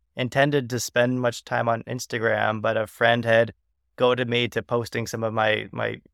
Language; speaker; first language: English; native; English